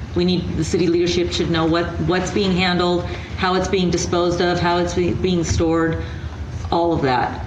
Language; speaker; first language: English; early bilingual, other home language; Spanish